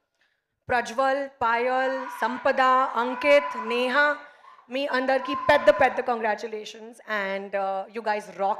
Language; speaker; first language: Telugu; non-native, learner; Hindi